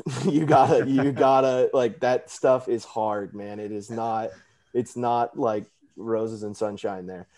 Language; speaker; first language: English; native; English